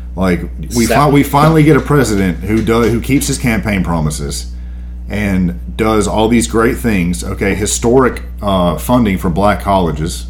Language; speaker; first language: English; early bilingual, other home language; Spanish